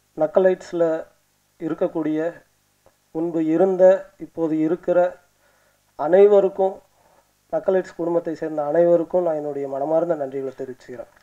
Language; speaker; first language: Tamil; native; Tamil